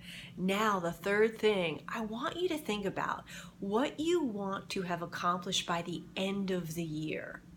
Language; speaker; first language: English; native; English